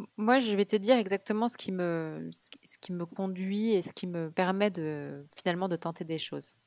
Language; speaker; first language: French; early bilingual, other home language; Arabic